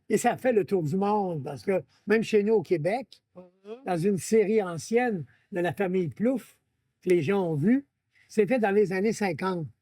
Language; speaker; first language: French; native; French